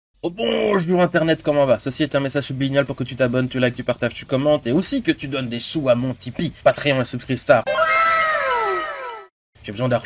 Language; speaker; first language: French; native; French